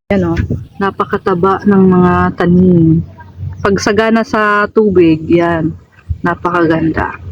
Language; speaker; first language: Filipino; non-native, local second language; Bikol